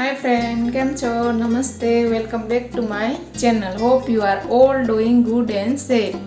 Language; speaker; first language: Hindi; non-native, local second language; Gujarati